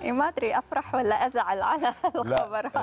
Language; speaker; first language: Arabic; native; Arabic